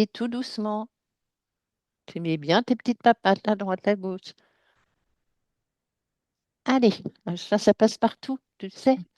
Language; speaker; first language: French; native; French